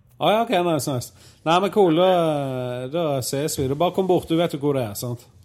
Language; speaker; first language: Norwegian; native; Norwegian